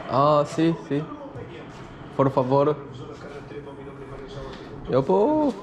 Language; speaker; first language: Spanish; non-native, learner; Korean